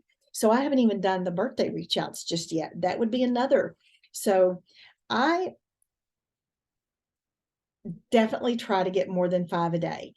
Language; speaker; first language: English; native; English